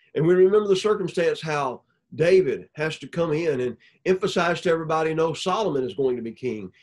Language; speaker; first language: English; native; English